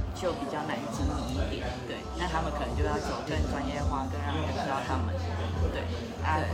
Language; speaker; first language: Chinese; native; Chinese